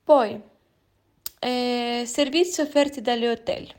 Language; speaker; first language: Italian; non-native, fluent; Russian